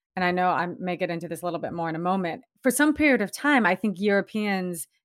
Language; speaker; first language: English; native; English